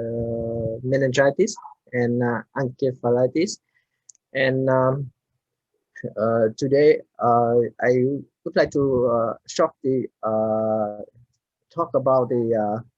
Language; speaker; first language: English; non-native, learner; Vietnamese